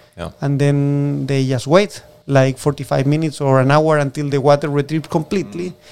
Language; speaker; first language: English; non-native, fluent; Spanish